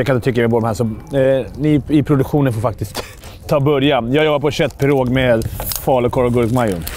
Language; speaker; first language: Swedish; native; Swedish